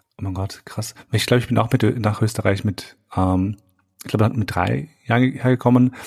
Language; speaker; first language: German; early bilingual, other home language; Albanian